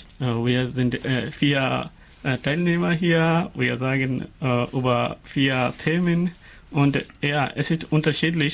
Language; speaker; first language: German; non-native, learner; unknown